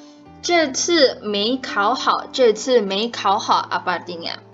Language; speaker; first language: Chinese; non-native, fluent; Indonesian